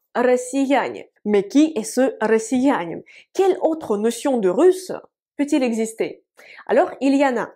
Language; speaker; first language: French; non-native, fluent; Russian